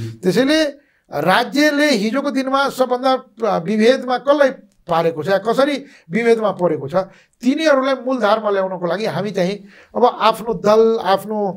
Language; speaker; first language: Nepali; non-native, local second language; Maithili